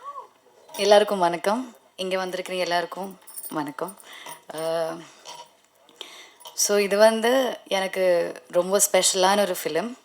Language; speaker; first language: Tamil; non-native, learner; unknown